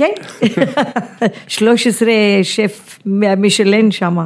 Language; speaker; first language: Hebrew; non-native, fluent; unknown